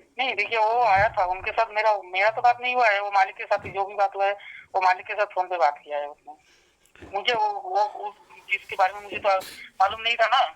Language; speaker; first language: Hindi; non-native, local second language; Bangla